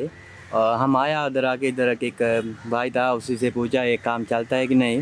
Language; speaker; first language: Hindi; non-native, fluent; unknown